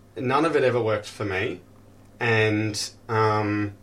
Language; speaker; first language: English; native; English